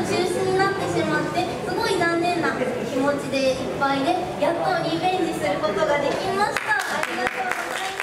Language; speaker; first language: Japanese; native; Japanese